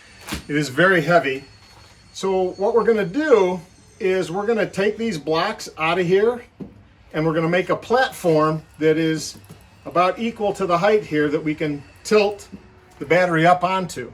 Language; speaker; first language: English; native; English